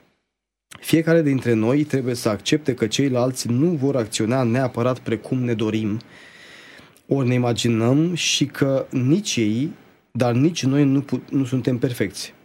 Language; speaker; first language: Romanian; native; Romanian